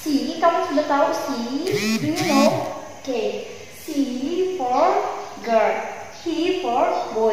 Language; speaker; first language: English; non-native, learner; Indonesian